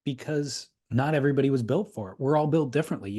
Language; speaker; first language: English; native; English